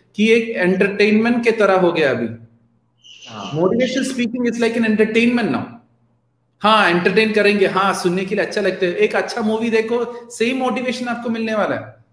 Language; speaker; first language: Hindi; non-native, local second language; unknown